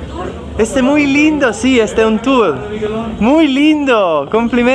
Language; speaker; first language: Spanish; non-native, learner; Italian